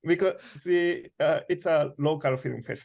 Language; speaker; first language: English; non-native, learner; Japanese